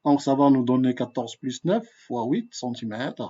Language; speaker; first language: French; non-native, local second language; Arabic